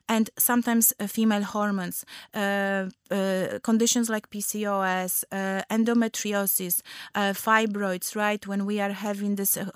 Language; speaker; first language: English; non-native, fluent; Polish